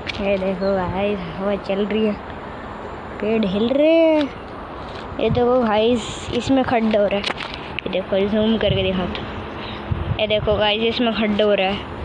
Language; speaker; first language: Hindi; native; Hindi